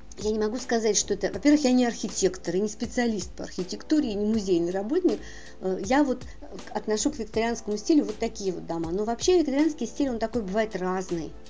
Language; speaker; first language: Russian; native; Russian